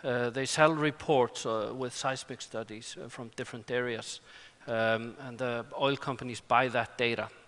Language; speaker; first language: English; non-native, fluent; Icelandic